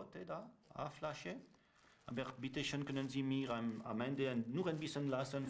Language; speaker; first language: German; non-native, learner; French